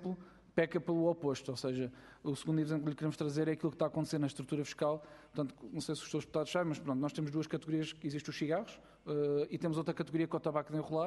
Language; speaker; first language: Portuguese; native; Portuguese